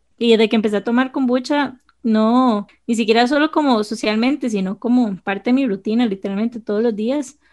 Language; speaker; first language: Spanish; native; Spanish